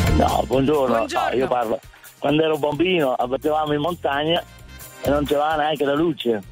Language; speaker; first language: Italian; native; Italian